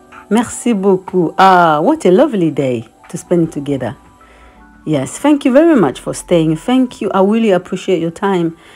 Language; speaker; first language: English; non-native, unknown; Lingala